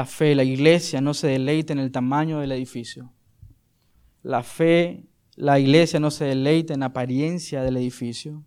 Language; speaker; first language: Spanish; native; Spanish